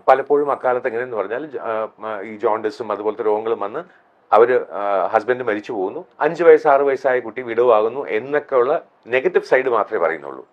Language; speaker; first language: Malayalam; native; Malayalam